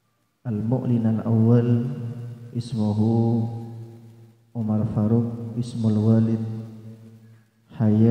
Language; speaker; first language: Arabic; non-native, fluent; Indonesian